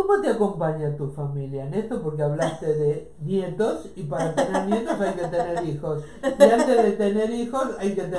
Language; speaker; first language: Spanish; native; Spanish